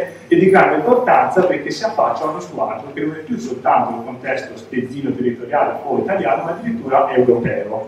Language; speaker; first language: Italian; native; Italian